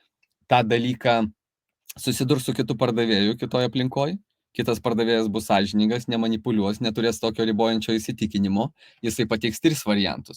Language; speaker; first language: Lithuanian; native; Lithuanian